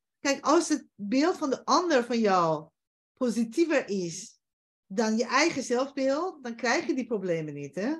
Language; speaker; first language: Dutch; non-native, fluent; Persian